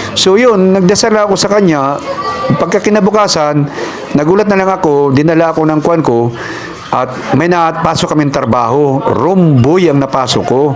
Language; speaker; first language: Filipino; non-native, local second language; Cebuano